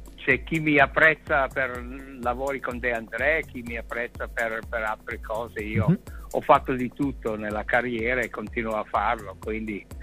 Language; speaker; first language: Italian; non-native, fluent; English